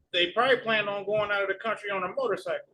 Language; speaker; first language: English; native; English